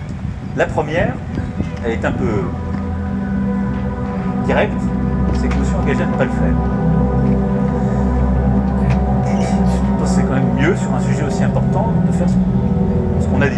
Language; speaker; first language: French; native; French